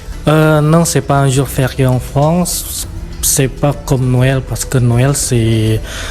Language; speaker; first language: French; non-native, fluent; Indonesian